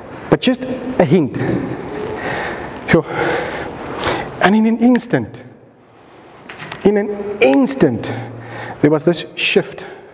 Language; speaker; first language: English; non-native, local second language; Afrikaans